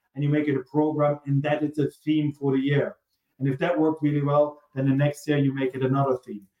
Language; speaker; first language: English; non-native, fluent; German